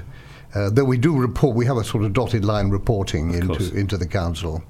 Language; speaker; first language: English; native; English